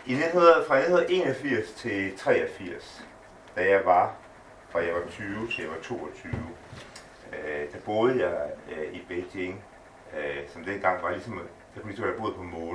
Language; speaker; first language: Danish; native; Danish